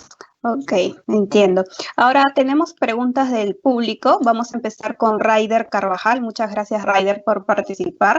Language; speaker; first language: Spanish; native; Spanish